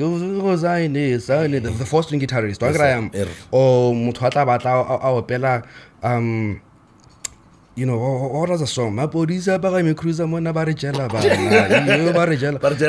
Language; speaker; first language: English; non-native, local second language; Tswana